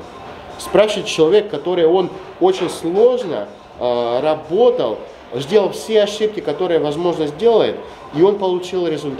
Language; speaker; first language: Russian; non-native, fluent; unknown